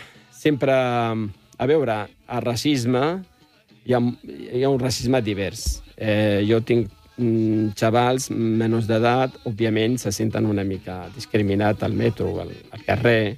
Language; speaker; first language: Catalan; non-native, fluent; Riffian